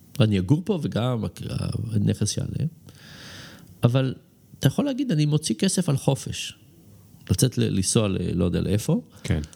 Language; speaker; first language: Hebrew; early bilingual, other home language; English